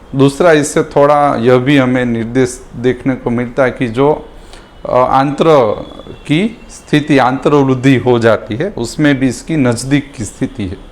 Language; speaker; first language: Hindi; non-native, local second language; Gujarati